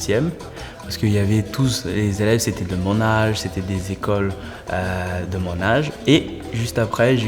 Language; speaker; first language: French; early bilingual, other home language; Portuguese